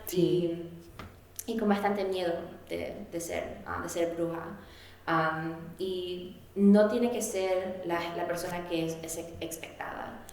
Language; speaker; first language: Spanish; early bilingual, heritage; Spanish